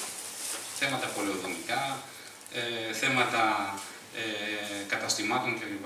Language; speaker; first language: Greek; native; Greek